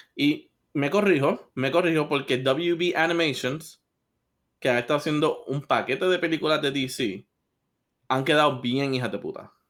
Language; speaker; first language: Spanish; early bilingual, heritage; Spanish